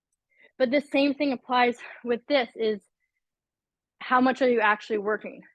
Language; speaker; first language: English; native; English